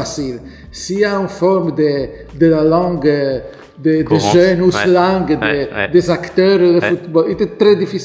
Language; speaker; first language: French; non-native, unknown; Greek